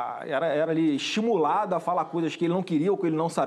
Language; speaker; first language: Portuguese; native; Portuguese